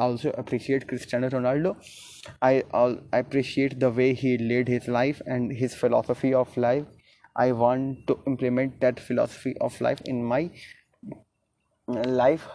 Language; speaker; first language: English; non-native, local second language; Hindi